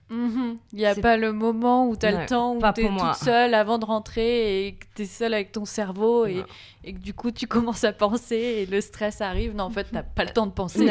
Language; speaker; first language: French; native; French